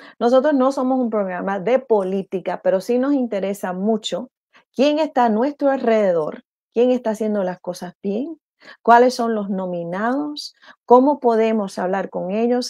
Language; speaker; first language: Spanish; native; Spanish